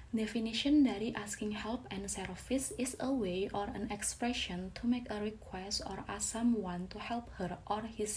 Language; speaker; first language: English; non-native, fluent; Indonesian